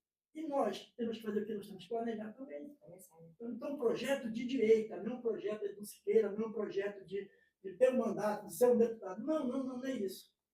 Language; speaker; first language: Portuguese; native; Portuguese